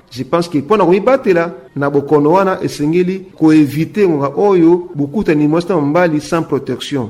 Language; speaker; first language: Lingala; native; Lingala